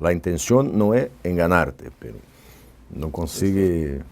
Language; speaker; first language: Spanish; non-native, fluent; Portuguese